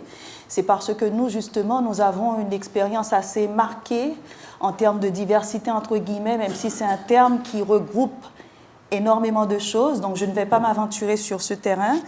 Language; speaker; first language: French; non-native, local second language; Haitian Creole